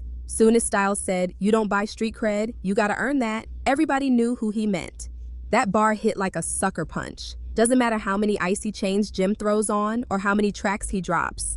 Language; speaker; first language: English; native; English